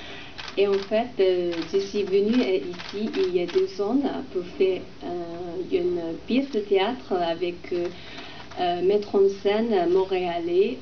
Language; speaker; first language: French; non-native, learner; Japanese